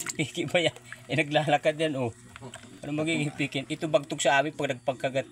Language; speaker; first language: Filipino; native; Filipino